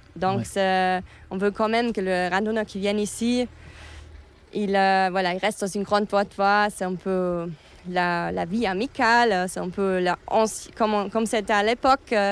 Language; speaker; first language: French; non-native, fluent; German